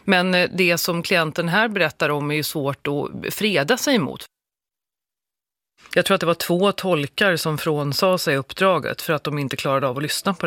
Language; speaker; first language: Swedish; native; Swedish